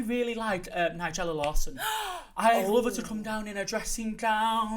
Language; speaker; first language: English; native; English